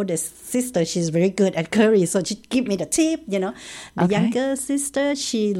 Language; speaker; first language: English; non-native, learner; Thai